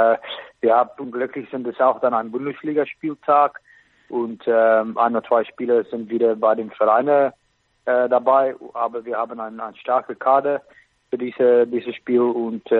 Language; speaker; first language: German; non-native, fluent; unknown